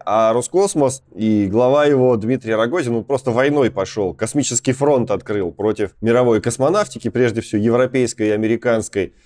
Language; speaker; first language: Russian; native; Russian